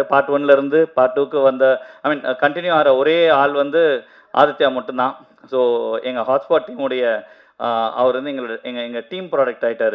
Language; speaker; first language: Tamil; native; Tamil